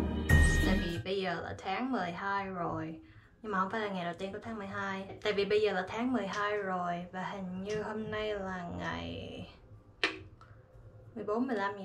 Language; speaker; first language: Vietnamese; early bilingual, heritage; Vietnamese